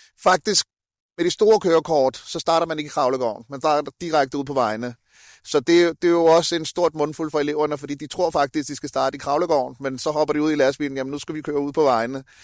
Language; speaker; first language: Danish; early bilingual, other home language; Urdu